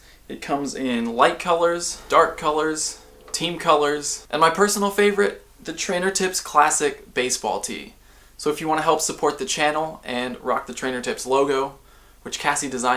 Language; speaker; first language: English; native; English